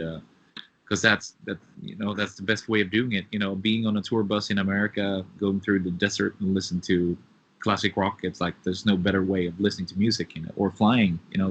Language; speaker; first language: English; non-native, fluent; Swedish